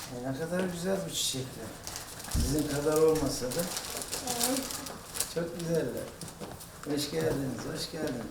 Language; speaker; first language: Turkish; native; Turkish